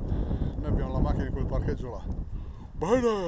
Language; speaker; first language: Italian; native; Italian